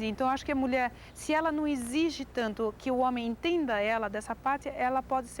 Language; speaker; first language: Portuguese; early bilingual, heritage; Portuguese